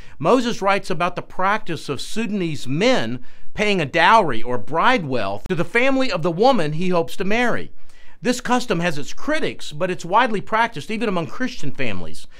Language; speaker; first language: English; native; English